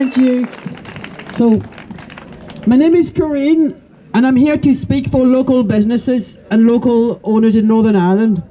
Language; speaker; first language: English; non-native, fluent; French